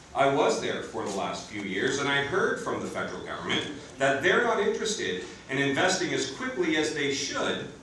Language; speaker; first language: English; native; English